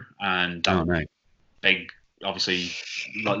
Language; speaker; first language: English; native; English